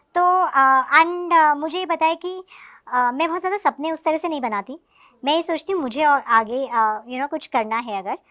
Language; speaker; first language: Hindi; native; Hindi